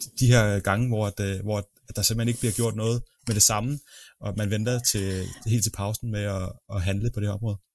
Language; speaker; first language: Danish; native; Danish